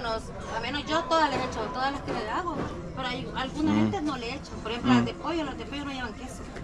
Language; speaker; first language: Spanish; native; Spanish